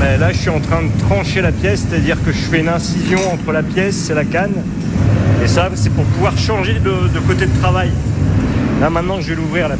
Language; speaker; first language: French; native; French